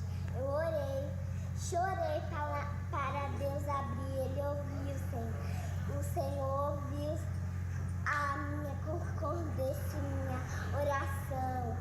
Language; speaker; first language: Portuguese; non-native, local second language; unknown